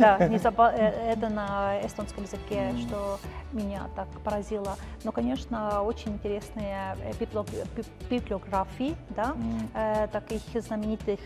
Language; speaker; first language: Russian; non-native, fluent; Estonian